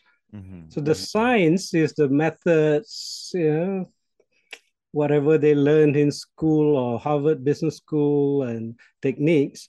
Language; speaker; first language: English; non-native, local second language; Malay